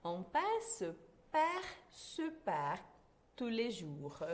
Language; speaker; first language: French; non-native, fluent; Portuguese